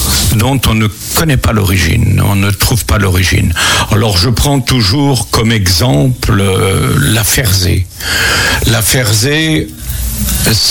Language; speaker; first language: French; native; French